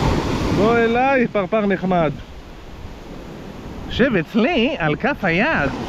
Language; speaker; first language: Hebrew; native; Hebrew